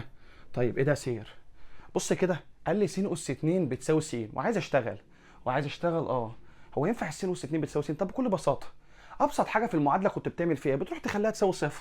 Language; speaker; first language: Arabic; native; Arabic